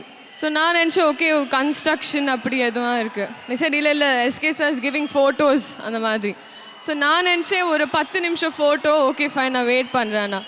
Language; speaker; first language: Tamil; non-native, learner; Telugu